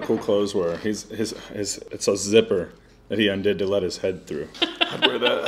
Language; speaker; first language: English; native; English